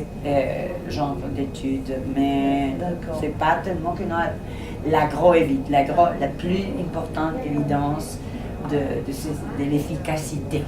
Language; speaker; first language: French; non-native, fluent; Spanish